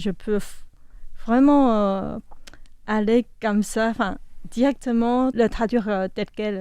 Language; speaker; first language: French; non-native, fluent; Chinese